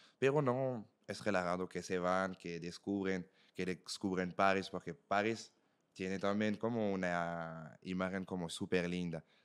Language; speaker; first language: Spanish; non-native, fluent; French